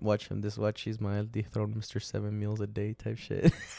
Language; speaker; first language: English; early bilingual, other home language; Spanish